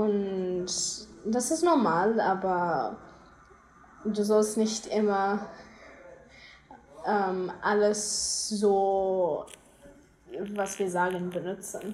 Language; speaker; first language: German; non-native, learner; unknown